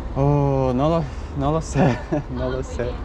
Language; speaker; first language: Spanish; non-native, learner; Russian